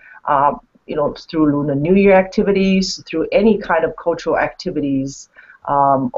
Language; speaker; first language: English; non-native, fluent; Chinese